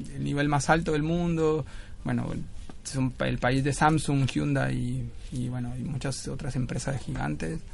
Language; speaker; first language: Spanish; native; Spanish